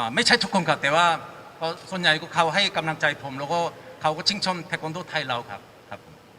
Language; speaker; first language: Thai; non-native, fluent; Korean